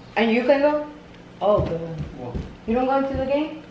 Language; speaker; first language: English; non-native, learner; Spanish